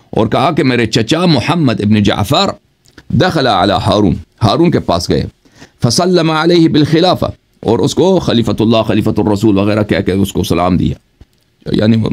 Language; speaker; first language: Urdu; non-native, fluent; Persian